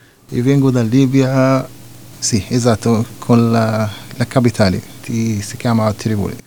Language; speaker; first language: Italian; non-native, learner; Arabic